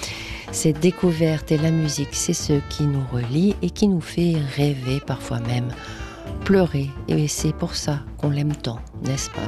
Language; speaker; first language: French; native; French